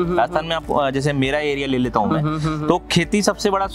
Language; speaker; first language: Hindi; native; Hindi